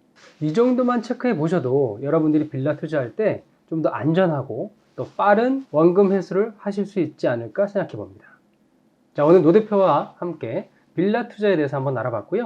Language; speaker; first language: Korean; native; Korean